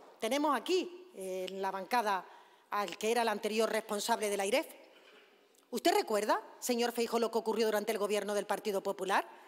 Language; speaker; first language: Spanish; native; Spanish